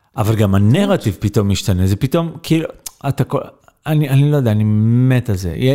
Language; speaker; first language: Hebrew; native; Hebrew